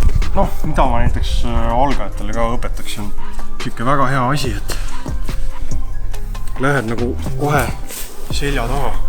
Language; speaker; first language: Estonian; native; Estonian